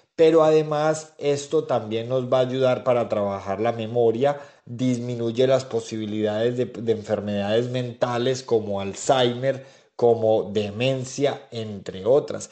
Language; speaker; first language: Spanish; native; Spanish